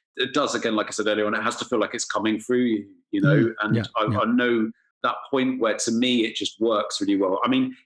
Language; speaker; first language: English; native; English